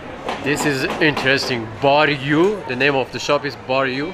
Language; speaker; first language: English; non-native, fluent; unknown